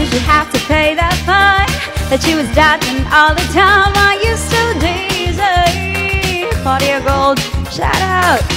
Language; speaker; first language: English; non-native, local second language; Filipino